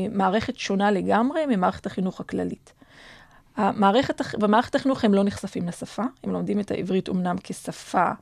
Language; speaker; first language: Hebrew; non-native, fluent; Adyghe